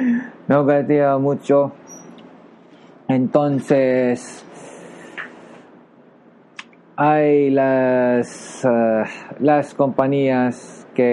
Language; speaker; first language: Spanish; non-native, learner; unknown